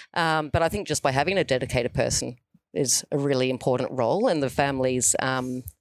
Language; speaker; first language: English; native; English